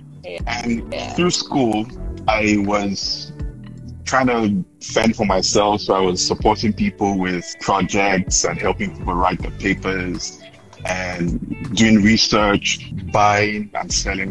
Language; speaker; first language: English; non-native, local second language; Yoruba